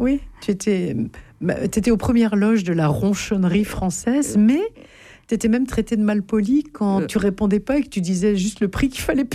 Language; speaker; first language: French; native; French